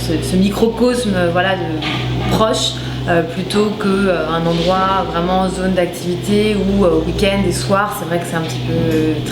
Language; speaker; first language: French; native; French